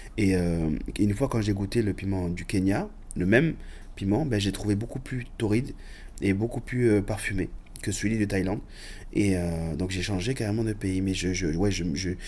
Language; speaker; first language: French; early bilingual, other home language; Arabic